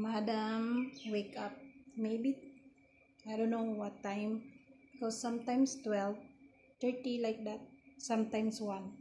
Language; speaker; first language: English; non-native, learner; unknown